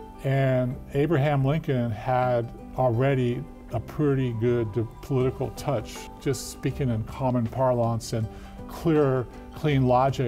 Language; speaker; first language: English; native; English